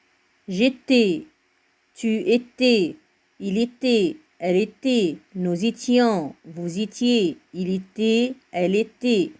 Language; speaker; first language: French; non-native, fluent; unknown